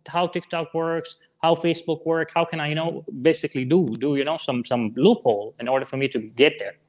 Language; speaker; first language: English; non-native, fluent; Arabic